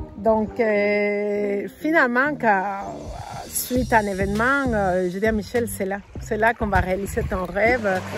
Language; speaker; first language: French; non-native, fluent; Spanish